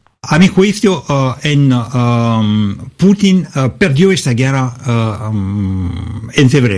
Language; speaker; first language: Spanish; non-native, fluent; Russian